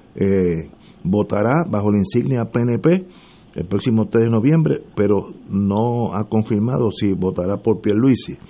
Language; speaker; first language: Spanish; early bilingual, heritage; Spanish